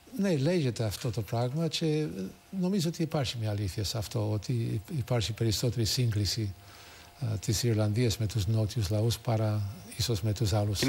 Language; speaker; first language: Greek; non-native, fluent; English